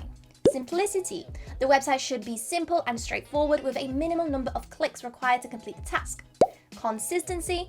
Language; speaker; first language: English; non-native, fluent; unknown